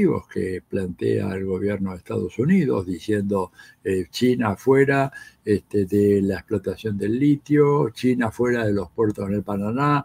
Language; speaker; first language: Spanish; native; Spanish